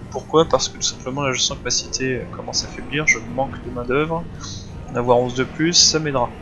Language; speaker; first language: French; native; French